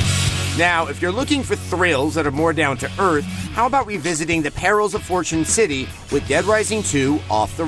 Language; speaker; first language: English; native; English